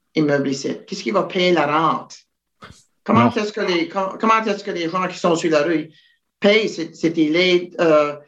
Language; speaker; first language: French; native; French